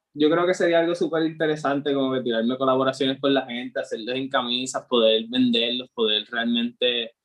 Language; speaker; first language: Spanish; native; Spanish